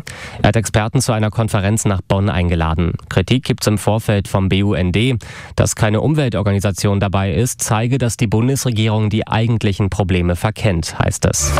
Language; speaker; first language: German; native; German